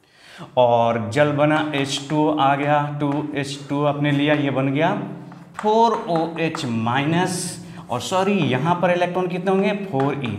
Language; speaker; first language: Hindi; native; Hindi